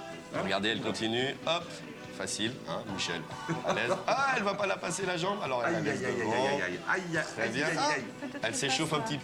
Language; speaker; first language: French; native; French